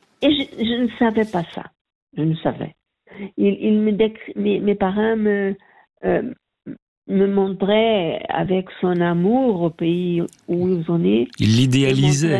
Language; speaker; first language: French; non-native, fluent; Portuguese